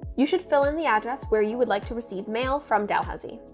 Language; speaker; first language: English; native; English